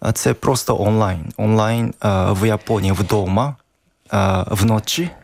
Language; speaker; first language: Ukrainian; non-native, learner; Japanese